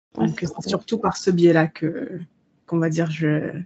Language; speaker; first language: French; native; French